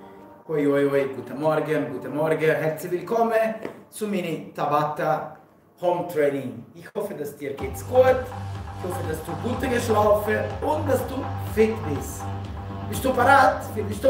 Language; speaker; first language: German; non-native, learner; Spanish